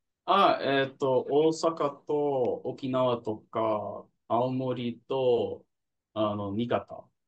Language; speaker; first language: Japanese; non-native, learner; English